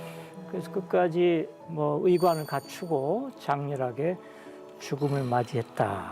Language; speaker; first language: Korean; native; Korean